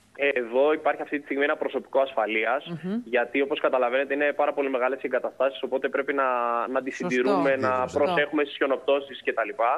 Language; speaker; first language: Greek; native; Greek